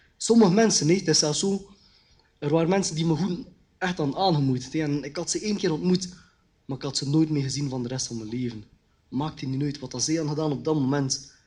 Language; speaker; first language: Dutch; early bilingual, other home language; Khmer